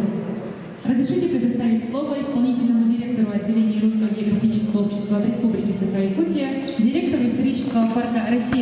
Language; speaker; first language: Russian; native; Russian